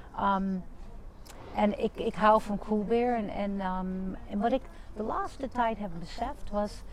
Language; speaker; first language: Dutch; non-native, fluent; English